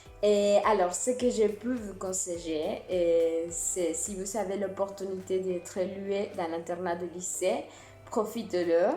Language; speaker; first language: French; non-native, fluent; Spanish